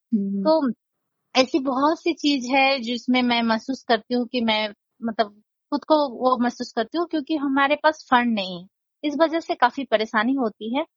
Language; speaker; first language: Hindi; non-native, local second language; Nepali